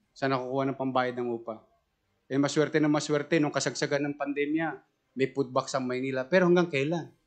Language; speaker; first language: Filipino; native; Filipino